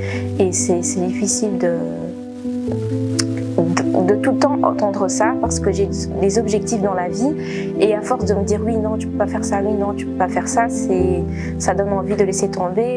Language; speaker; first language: French; early bilingual, other home language; Portuguese